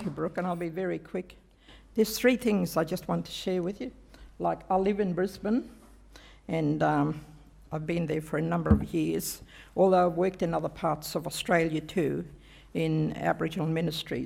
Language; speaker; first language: English; native; English